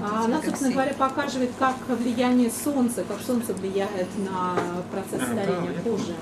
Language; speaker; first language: Russian; native; Russian